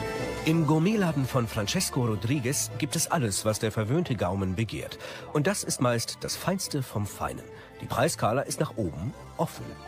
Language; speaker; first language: German; native; German